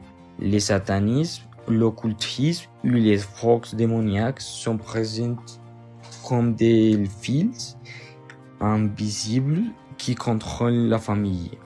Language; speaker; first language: French; non-native, learner; Spanish